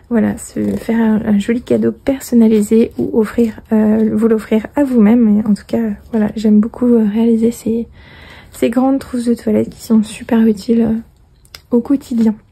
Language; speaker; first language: French; native; French